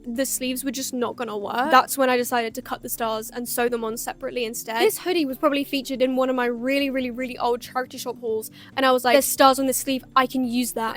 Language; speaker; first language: English; native; English